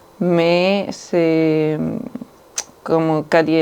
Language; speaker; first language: French; non-native, fluent; Spanish